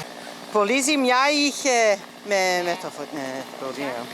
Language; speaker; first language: Greek; non-native, learner; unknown